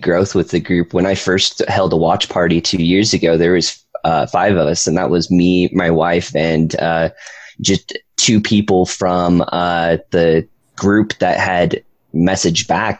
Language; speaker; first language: English; native; English